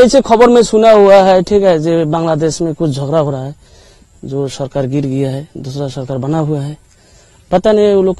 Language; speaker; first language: Hindi; non-native, local second language; Bangla